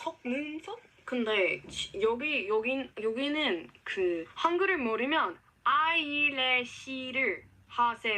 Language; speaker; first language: Korean; non-native, learner; English